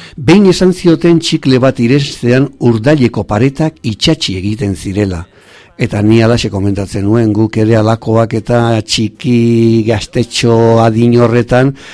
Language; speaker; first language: Basque; native; Basque